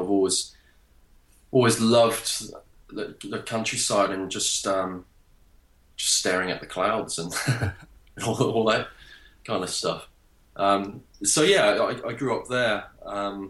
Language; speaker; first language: English; native; English